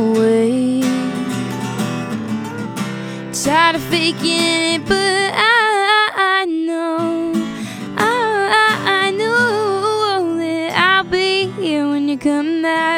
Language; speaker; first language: English; native; English